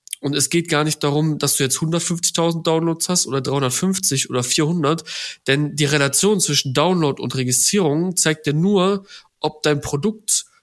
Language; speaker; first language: German; native; German